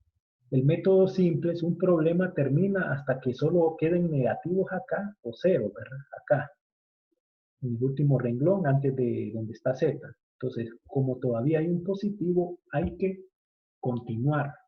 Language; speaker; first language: Spanish; native; Spanish